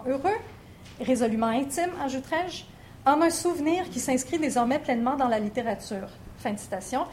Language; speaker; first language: French; native; French